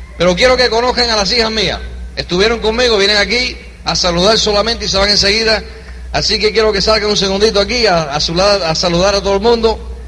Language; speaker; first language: Spanish; early bilingual, heritage; Spanish